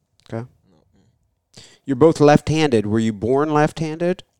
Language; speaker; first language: English; native; English